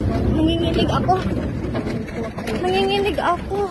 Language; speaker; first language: Filipino; non-native, local second language; Bikol